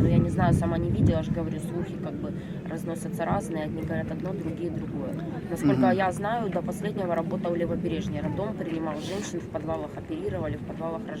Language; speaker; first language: Russian; native; Russian